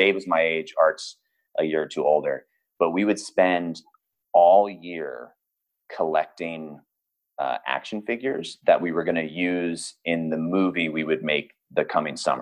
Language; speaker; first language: English; native; English